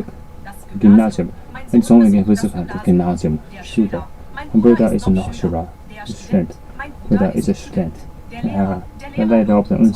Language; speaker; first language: German; non-native, learner; Japanese